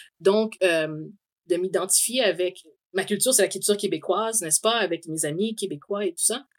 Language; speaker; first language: French; native; French